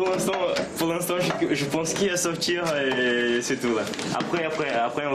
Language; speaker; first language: French; early bilingual, other home language; Portuguese